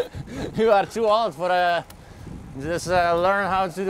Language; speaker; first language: English; non-native, fluent; Slovak